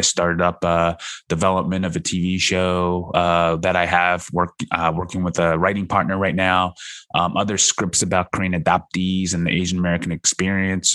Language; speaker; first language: English; native; English